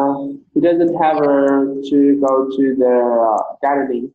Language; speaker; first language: English; non-native, learner; Vietnamese